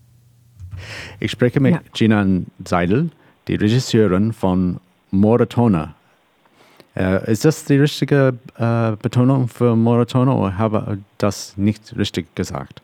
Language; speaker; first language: German; non-native, learner; English